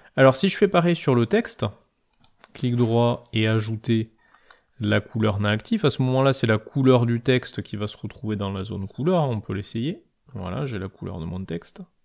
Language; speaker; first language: French; native; French